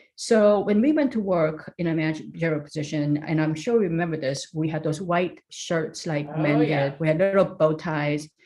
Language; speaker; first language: English; early bilingual, other home language; Korean